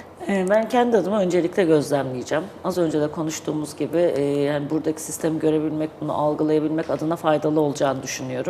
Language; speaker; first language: Turkish; native; Turkish